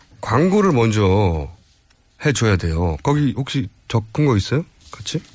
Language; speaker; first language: Korean; native; Korean